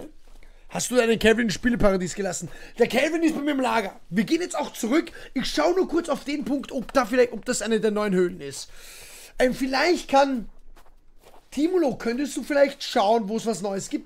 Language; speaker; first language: German; native; German